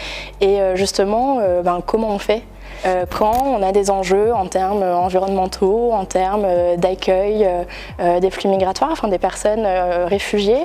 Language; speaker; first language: French; native; French